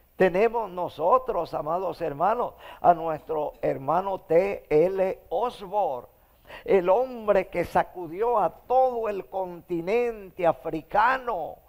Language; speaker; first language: Spanish; native; Spanish